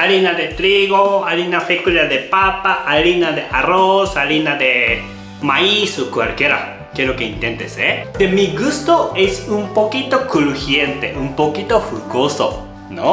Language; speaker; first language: Spanish; non-native, fluent; Japanese